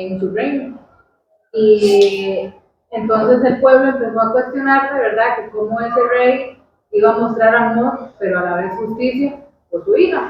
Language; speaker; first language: Spanish; native; Spanish